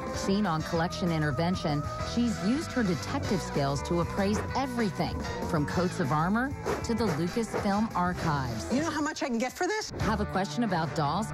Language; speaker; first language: English; native; English